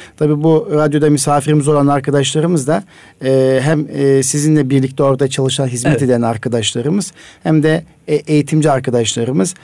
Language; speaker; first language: Turkish; native; Turkish